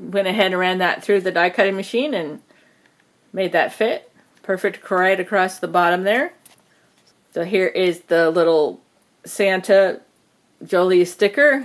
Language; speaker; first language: English; native; English